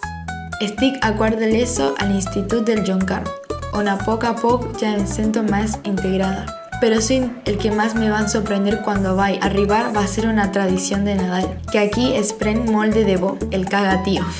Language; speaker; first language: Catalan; non-native, learner; Spanish